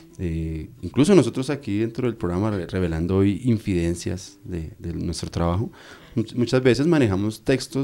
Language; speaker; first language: Spanish; native; Spanish